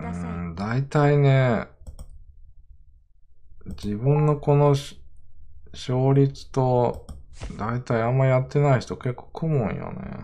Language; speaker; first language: Japanese; native; Japanese